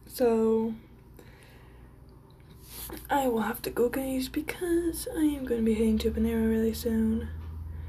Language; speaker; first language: English; native; English